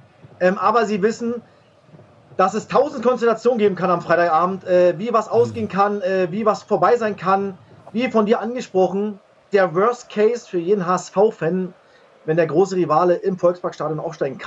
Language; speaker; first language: German; native; German